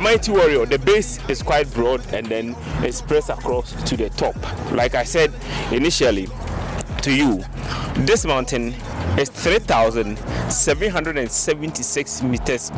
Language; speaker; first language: English; non-native, local second language; Akan